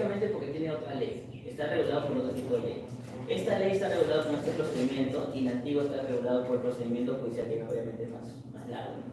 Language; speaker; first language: Spanish; native; Spanish